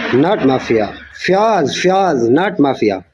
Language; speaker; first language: English; non-native, learner; Urdu